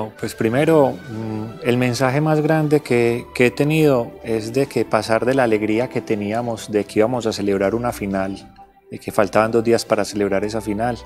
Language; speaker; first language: Spanish; native; Spanish